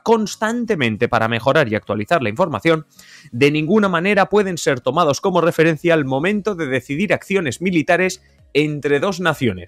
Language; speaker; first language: Spanish; native; Spanish